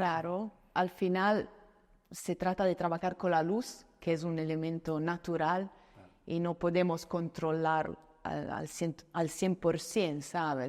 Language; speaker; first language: Spanish; non-native, fluent; Italian